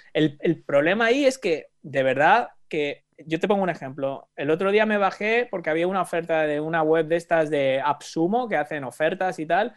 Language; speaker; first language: Spanish; native; Spanish